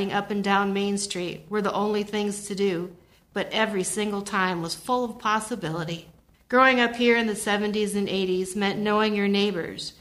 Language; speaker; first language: English; native; English